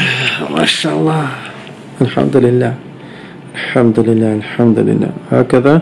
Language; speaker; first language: Arabic; non-native, fluent; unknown